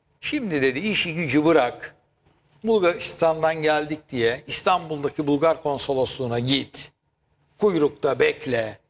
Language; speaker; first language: Turkish; native; Turkish